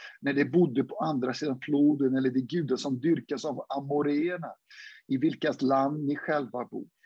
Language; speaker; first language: Swedish; non-native, fluent; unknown